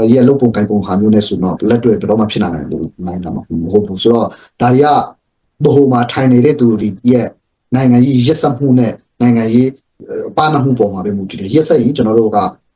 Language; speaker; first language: Burmese; non-native, local second language; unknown